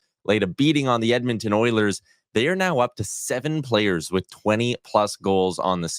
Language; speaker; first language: English; native; English